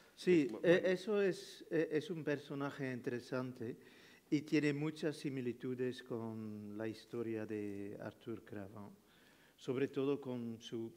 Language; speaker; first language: Spanish; non-native, fluent; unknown